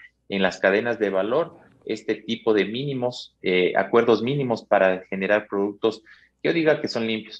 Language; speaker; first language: Spanish; native; Spanish